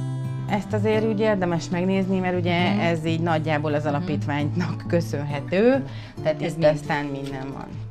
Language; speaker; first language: Hungarian; native; Hungarian